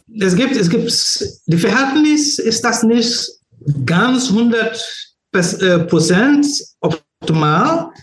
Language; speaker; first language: German; non-native, learner; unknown